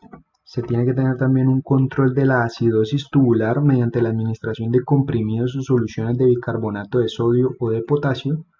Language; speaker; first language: Spanish; native; Spanish